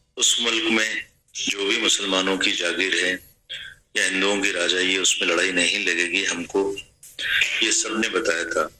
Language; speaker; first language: Hindi; non-native, local second language; Sindhi